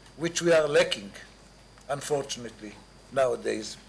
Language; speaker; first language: English; non-native, fluent; Hebrew